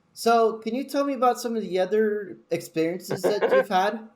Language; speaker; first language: English; native; English